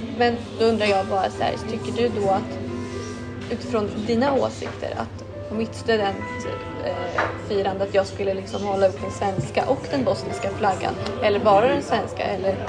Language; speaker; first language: Swedish; early bilingual, other home language; Bosnian